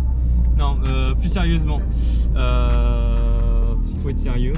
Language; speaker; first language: French; native; French